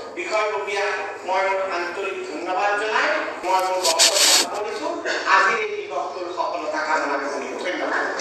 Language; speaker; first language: Assamese; native; Assamese